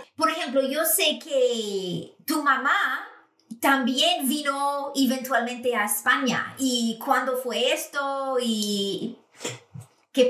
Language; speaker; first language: Spanish; non-native, fluent; English